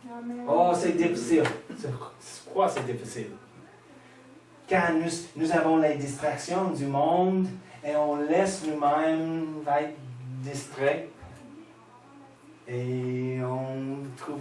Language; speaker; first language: French; non-native, fluent; English